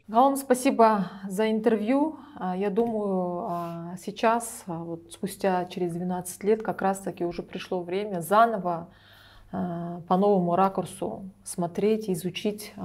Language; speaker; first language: Russian; non-native, local second language; Kazakh